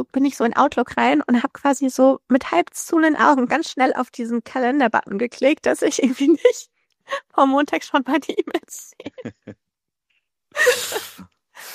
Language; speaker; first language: German; native; German